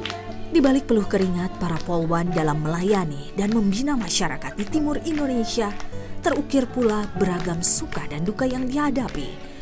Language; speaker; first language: Indonesian; native; Indonesian